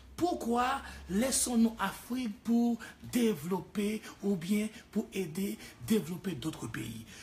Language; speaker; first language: French; non-native, local second language; Haitian Creole